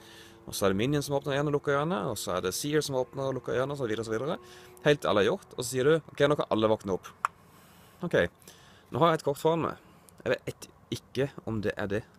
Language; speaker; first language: Norwegian; native; Norwegian